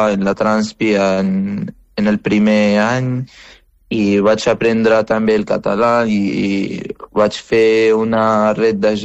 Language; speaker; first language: Catalan; non-native, fluent; Arabic